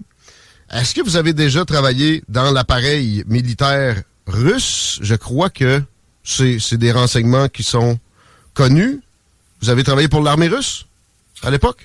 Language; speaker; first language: French; native; French